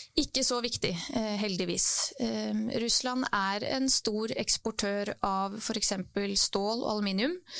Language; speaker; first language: Norwegian; early bilingual, other home language; Bosnian